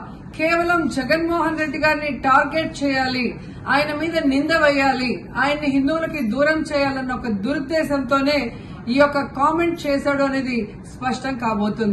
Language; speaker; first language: Telugu; native; Telugu